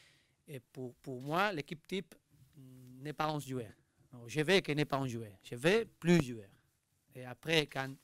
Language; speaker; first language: French; non-native, learner; Spanish